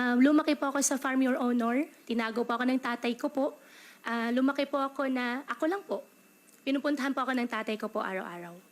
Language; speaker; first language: Filipino; native; Filipino